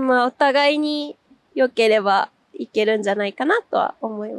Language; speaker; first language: Japanese; native; Japanese